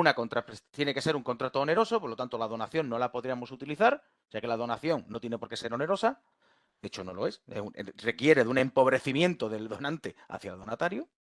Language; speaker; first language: Spanish; native; Spanish